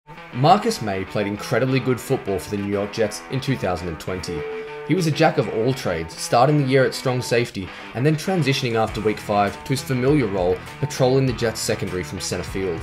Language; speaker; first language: English; native; English